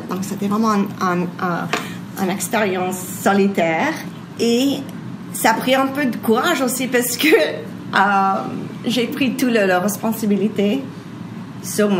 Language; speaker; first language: French; non-native, local second language; English